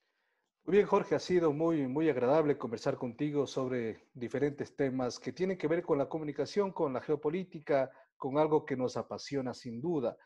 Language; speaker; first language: Spanish; native; Spanish